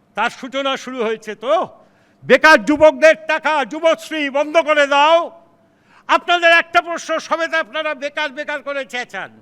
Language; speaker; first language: Bangla; native; Bangla